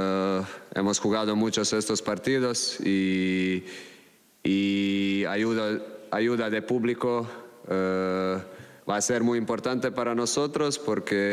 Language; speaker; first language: Spanish; non-native, fluent; Croatian